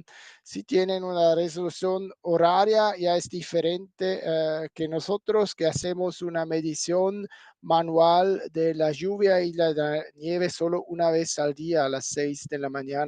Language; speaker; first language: Spanish; non-native, fluent; German